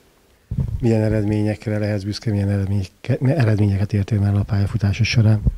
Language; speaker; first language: Hungarian; native; Hungarian